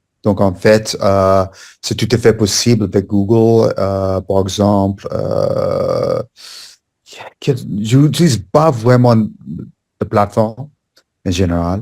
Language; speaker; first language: French; non-native, fluent; English